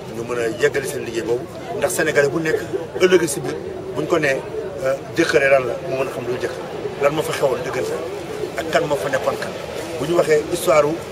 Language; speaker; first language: Wolof; non-native, local second language; Fula